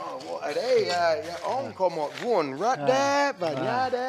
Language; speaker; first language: Vietnamese; non-native, fluent; English